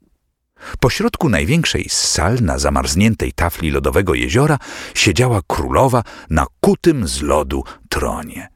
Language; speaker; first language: Polish; native; Polish